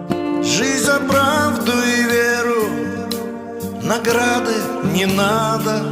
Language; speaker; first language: Russian; native; Russian